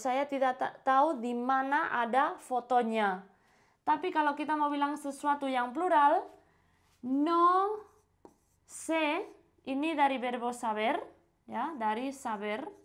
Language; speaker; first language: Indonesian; non-native, fluent; Spanish